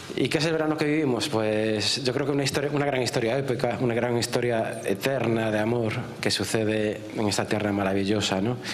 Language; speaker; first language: Spanish; native; Spanish